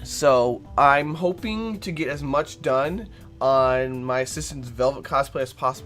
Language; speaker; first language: English; native; English